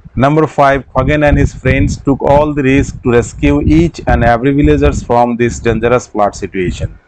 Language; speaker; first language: English; non-native, local second language; Assamese